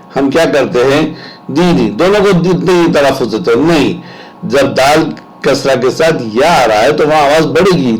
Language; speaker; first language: Urdu; native; Urdu